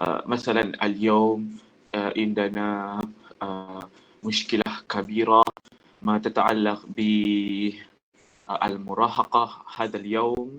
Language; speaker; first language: Arabic; non-native, fluent; Malay